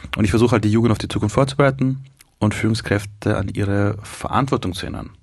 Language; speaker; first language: German; early bilingual, other home language; Persian